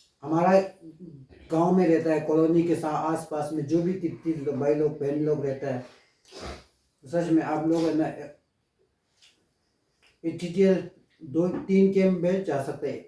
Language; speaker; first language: Hindi; non-native, local second language; Tibetan